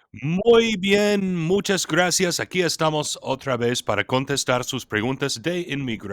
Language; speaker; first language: Spanish; non-native, fluent; English